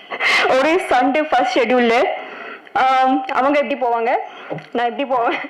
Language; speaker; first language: Tamil; non-native, learner; Bangla